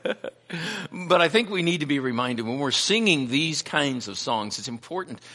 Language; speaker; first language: English; native; English